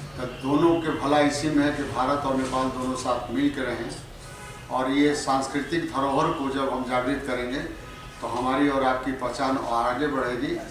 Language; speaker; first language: Hindi; native; Hindi